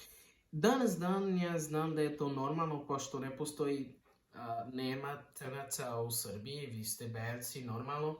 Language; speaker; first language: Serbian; non-native, learner; Portuguese